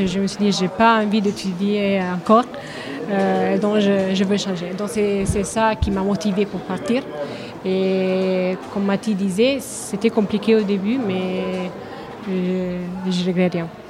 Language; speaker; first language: French; non-native, learner; Italian